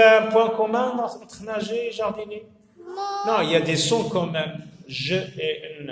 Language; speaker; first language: French; non-native, local second language; Arabic